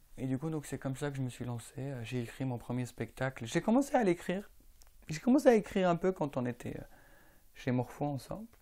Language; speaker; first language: French; non-native, local second language; Arabic